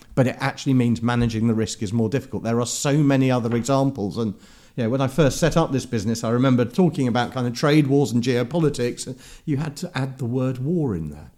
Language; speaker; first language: English; native; English